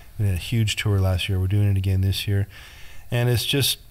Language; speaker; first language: English; native; English